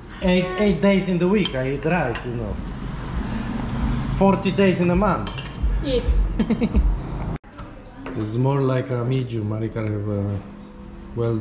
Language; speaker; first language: English; non-native, learner; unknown